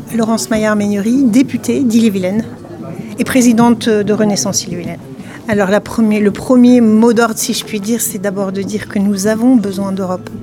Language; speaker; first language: French; native; French